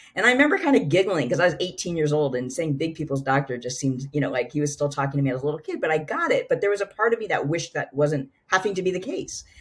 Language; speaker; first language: English; native; English